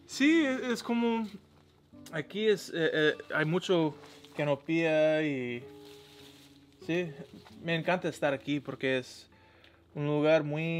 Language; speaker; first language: Spanish; non-native, learner; English